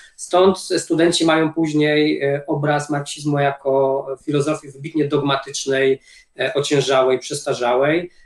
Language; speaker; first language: Polish; native; Polish